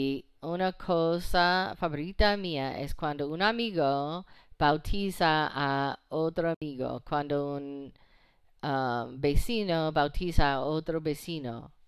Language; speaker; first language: Spanish; non-native, fluent; English